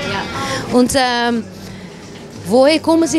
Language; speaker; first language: German; non-native, learner; Dutch